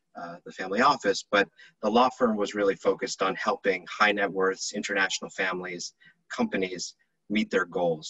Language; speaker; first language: English; native; English